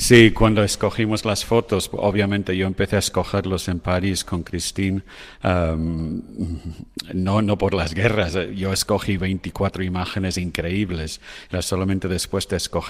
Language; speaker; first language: Spanish; non-native, fluent; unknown